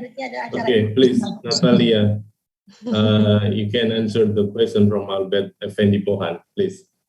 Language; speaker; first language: English; non-native, fluent; Indonesian